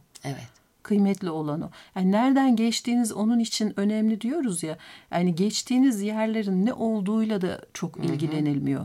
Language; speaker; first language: Turkish; native; Turkish